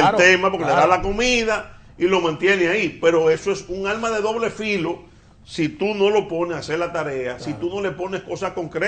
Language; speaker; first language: Spanish; native; Spanish